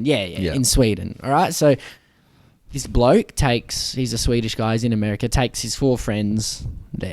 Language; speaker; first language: English; native; English